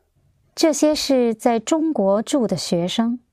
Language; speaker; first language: Chinese; non-native, learner; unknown